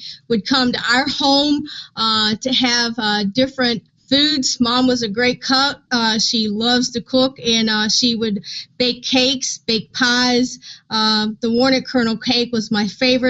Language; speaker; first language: English; native; English